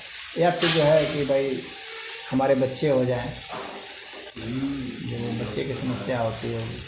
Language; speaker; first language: Hindi; native; Hindi